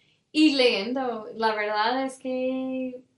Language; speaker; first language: Spanish; non-native, fluent; English